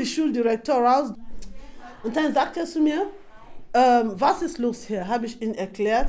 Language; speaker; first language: German; non-native, fluent; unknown